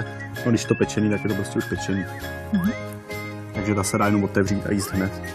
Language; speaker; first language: Czech; native; Czech